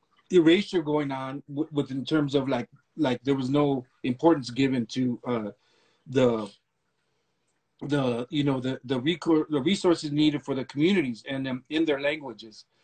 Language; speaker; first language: English; early bilingual, other home language; Spanish